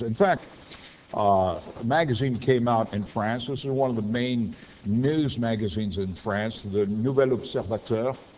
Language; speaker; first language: English; non-native, fluent; French